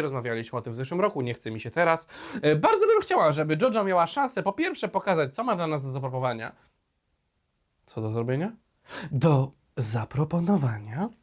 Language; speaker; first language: Polish; native; Polish